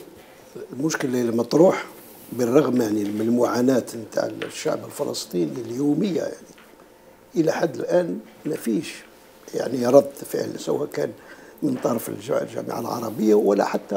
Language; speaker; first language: Arabic; native; Arabic